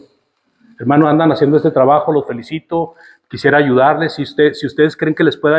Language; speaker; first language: Spanish; native; Spanish